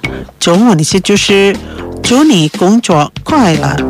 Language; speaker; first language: Chinese; non-native, local second language; Indonesian